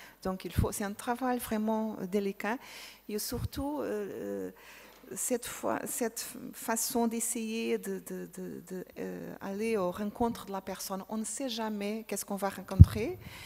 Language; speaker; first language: French; non-native, fluent; Portuguese